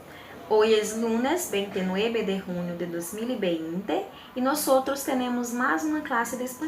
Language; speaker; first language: Spanish; non-native, fluent; Portuguese